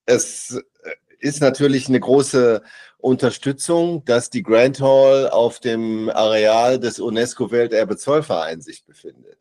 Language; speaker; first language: German; native; German